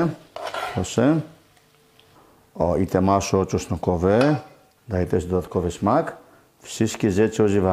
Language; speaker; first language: Polish; non-native, learner; Greek